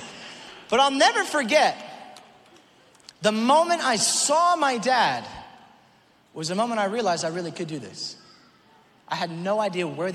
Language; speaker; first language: English; native; English